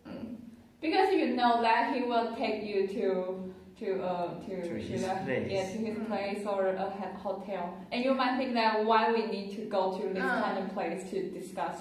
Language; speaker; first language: English; non-native, learner; Chinese